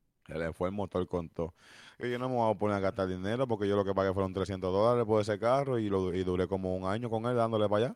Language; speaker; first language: Spanish; early bilingual, heritage; Spanish